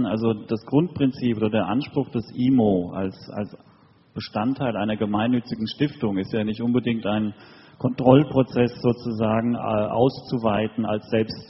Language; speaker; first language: German; native; German